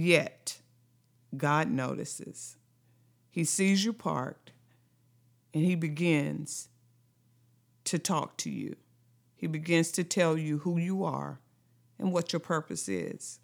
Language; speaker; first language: English; native; English